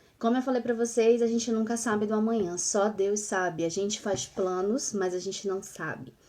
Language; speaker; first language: Portuguese; native; Portuguese